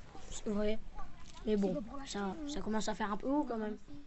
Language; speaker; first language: French; native; French